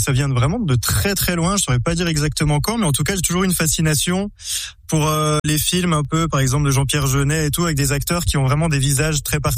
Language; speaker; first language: French; native; French